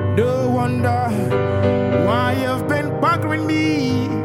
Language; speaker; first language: English; native; English